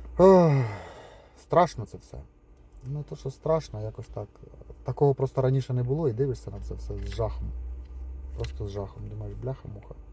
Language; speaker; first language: Ukrainian; non-native, local second language; Russian